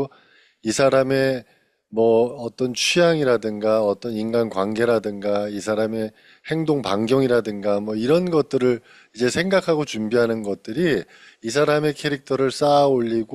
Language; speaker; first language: Korean; native; Korean